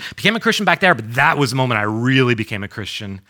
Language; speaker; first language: English; native; English